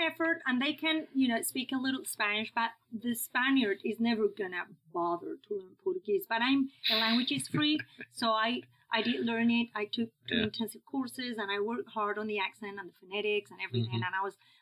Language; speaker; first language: English; non-native, fluent; Spanish